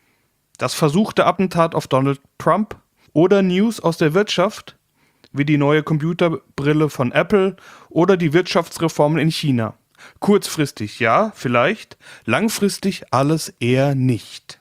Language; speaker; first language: German; native; German